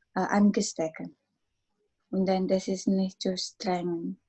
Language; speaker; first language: German; non-native, learner; Indonesian